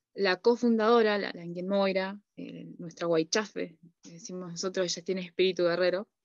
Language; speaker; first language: Spanish; non-native, local second language; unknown